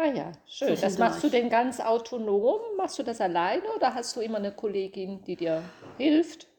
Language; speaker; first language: German; native; German